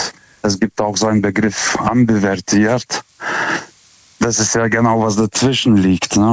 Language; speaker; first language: German; native; German